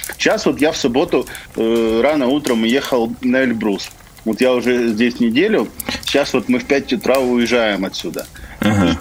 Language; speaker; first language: Russian; native; Russian